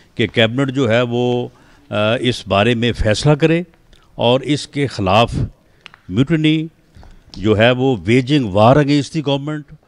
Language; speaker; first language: Urdu; non-native, local second language; Punjabi